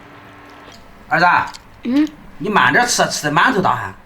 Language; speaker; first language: Chinese; native; Chinese